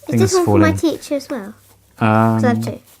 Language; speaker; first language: English; native; English